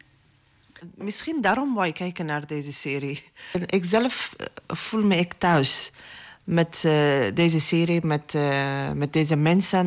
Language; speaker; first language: Dutch; non-native, learner; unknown